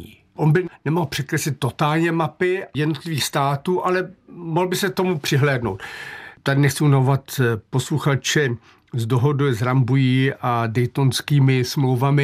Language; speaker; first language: Czech; native; Czech